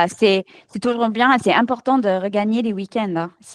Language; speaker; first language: French; non-native, fluent; English